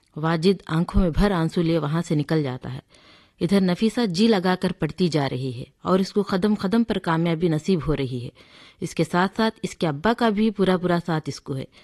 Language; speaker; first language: Hindi; native; Hindi